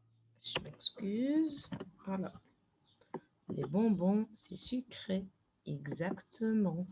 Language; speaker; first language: French; non-native, fluent; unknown